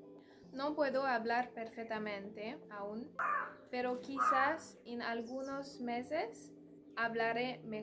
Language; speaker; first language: Spanish; non-native, learner; French